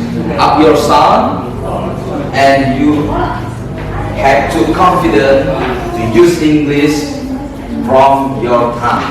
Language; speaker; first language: English; non-native, learner; Indonesian